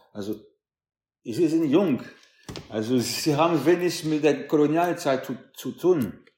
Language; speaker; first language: German; non-native, fluent; French